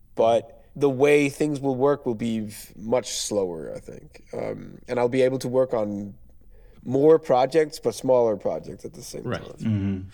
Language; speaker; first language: English; non-native, fluent; Danish